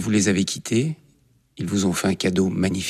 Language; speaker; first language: French; native; French